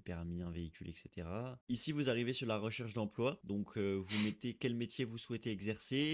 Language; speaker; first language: French; native; French